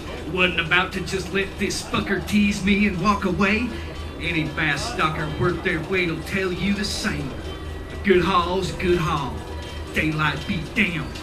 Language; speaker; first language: English; native; English